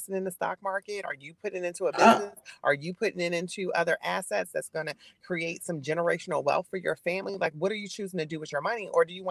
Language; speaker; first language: English; native; English